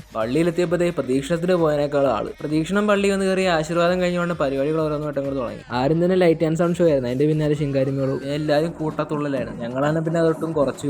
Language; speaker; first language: Malayalam; native; Malayalam